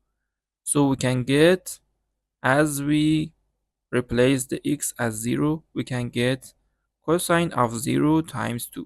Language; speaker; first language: English; non-native, learner; Persian